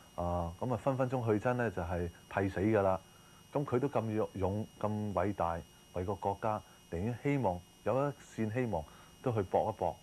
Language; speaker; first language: Cantonese; early bilingual, heritage; Cantonese